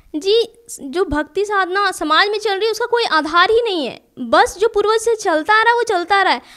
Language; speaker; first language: Hindi; native; Hindi